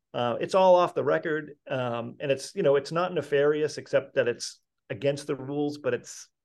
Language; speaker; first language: English; native; English